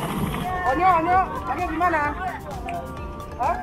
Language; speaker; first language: Indonesian; native; Indonesian